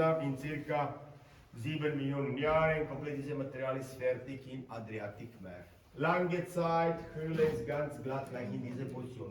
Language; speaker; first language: German; non-native, learner; Croatian